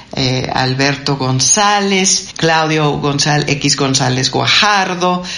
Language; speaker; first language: Spanish; non-native, fluent; English